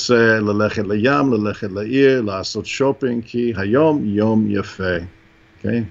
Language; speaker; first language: Hebrew; non-native, fluent; English